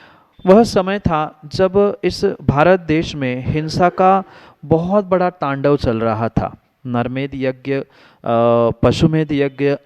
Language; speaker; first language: Hindi; native; Hindi